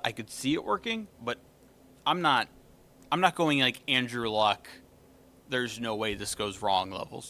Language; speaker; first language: English; native; English